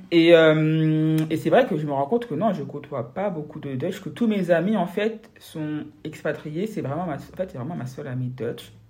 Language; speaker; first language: French; native; French